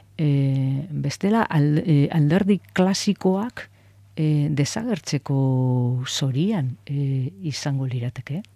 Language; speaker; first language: Basque; non-native, local second language; Spanish